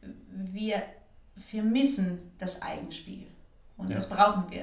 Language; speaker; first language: German; non-native, fluent; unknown